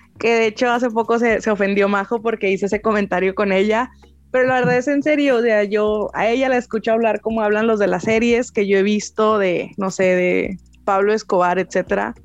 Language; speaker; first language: Spanish; native; Spanish